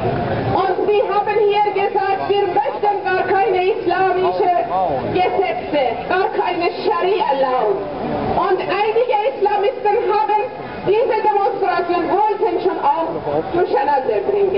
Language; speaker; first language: German; non-native, fluent; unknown